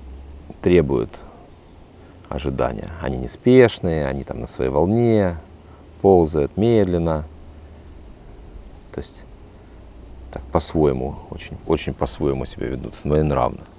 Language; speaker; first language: Russian; native; Russian